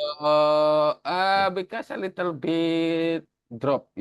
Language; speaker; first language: English; non-native, learner; Indonesian